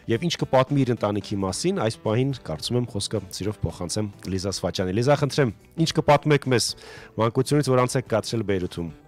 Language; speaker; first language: Armenian; native; Armenian